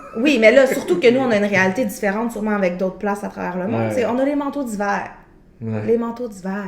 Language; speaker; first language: French; native; French